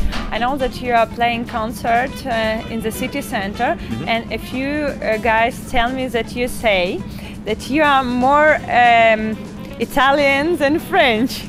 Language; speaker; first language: English; non-native, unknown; Ukrainian